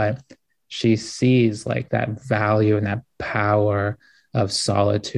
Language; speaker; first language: English; native; English